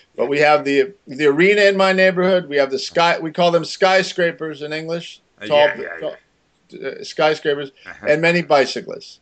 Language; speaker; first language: English; native; English